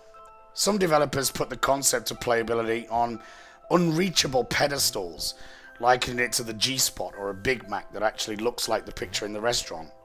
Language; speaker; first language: English; native; English